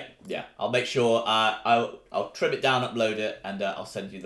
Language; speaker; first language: English; native; English